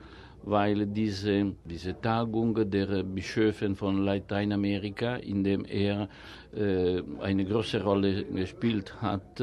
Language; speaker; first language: German; non-native, fluent; Italian